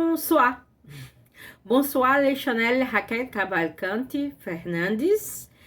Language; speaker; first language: French; non-native, learner; Portuguese